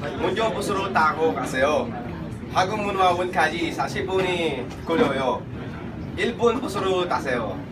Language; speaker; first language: Korean; non-native, learner; Filipino